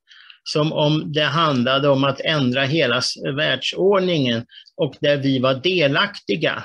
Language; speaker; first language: Swedish; native; Swedish